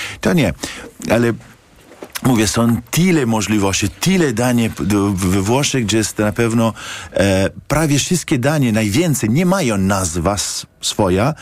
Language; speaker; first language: Polish; non-native, learner; Italian